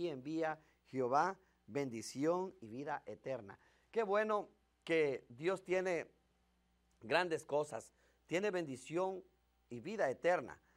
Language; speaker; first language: Spanish; native; Spanish